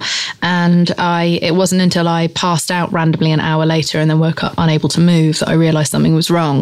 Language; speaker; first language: English; native; English